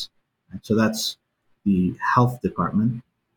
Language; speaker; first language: English; native; English